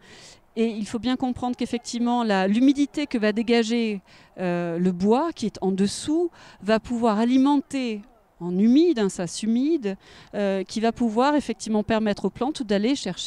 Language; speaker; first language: French; native; French